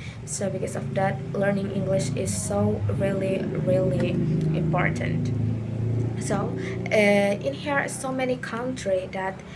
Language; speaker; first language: English; non-native, learner; Indonesian